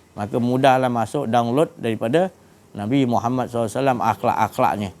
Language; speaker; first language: Malay; native; Malay